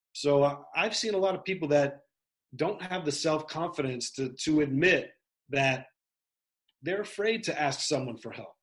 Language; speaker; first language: English; native; English